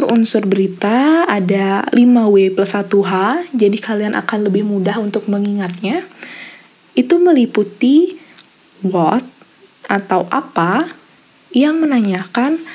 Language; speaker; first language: Indonesian; native; Indonesian